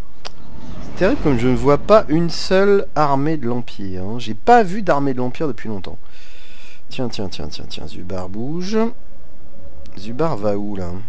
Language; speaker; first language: French; native; French